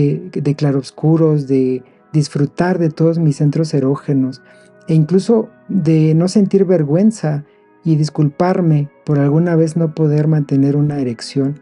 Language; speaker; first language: Spanish; native; Spanish